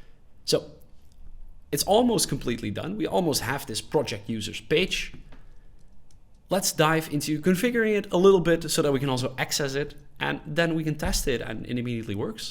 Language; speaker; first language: English; non-native, fluent; Dutch